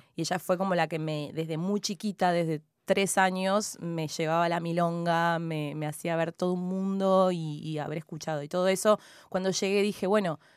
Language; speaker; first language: Spanish; native; Spanish